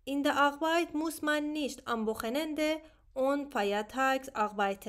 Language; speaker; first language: German; non-native, learner; Persian